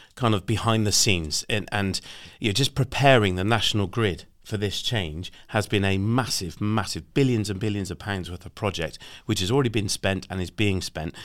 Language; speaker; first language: English; native; English